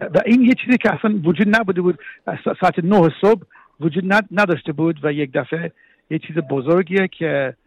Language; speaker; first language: Persian; early bilingual, heritage; Persian